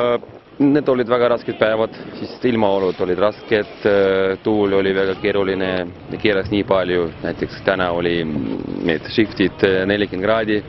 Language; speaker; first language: Estonian; non-native, local second language; Russian